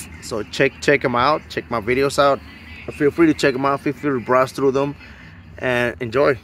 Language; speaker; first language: English; native; English